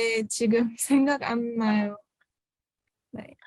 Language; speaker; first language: Korean; non-native, fluent; Arabic